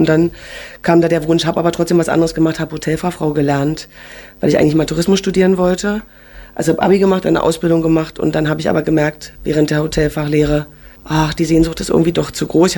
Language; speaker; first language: German; native; German